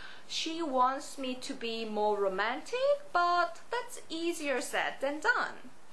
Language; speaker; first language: English; non-native, fluent; Korean